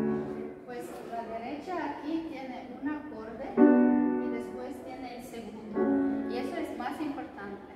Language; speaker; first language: Spanish; non-native, fluent; Croatian